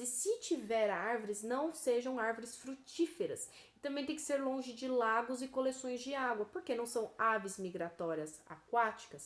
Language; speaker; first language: Portuguese; native; Portuguese